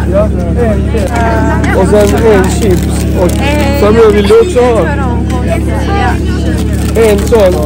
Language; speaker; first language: Swedish; early bilingual, other home language; Persian